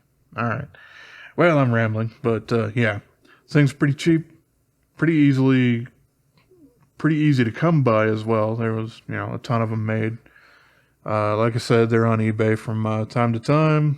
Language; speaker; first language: English; native; English